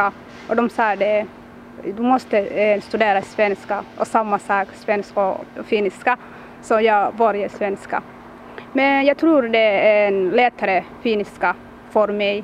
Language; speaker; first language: Swedish; non-native, learner; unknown